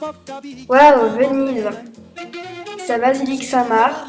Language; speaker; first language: French; native; French